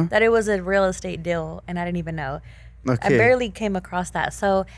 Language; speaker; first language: English; early bilingual, other home language; Spanish